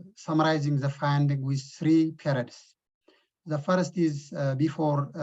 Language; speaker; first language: English; non-native, local second language; Amharic